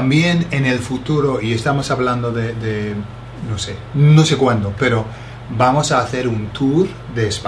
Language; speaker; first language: Spanish; non-native, fluent; English